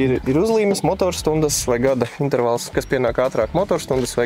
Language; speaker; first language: Latvian; native; Latvian